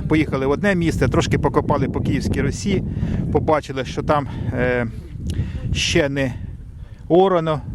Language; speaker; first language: Ukrainian; native; Ukrainian